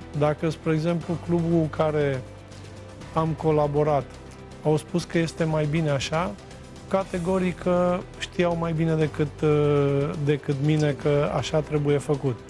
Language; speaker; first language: Romanian; native; Romanian